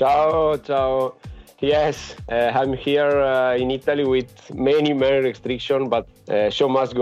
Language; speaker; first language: English; non-native, fluent; Italian